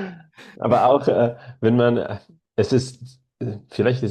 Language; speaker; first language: German; non-native, learner; English